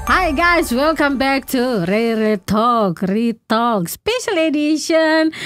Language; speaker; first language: English; non-native, learner; Indonesian